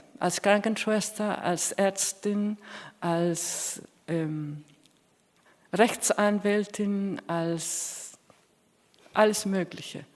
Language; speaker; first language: German; non-native, fluent; Spanish